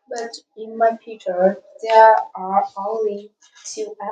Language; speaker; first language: English; non-native, learner; Vietnamese